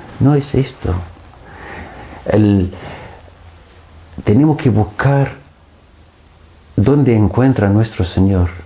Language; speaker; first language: Spanish; non-native, fluent; Arabic